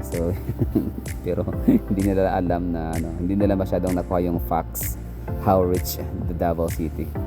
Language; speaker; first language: Filipino; non-native, local second language; Cebuano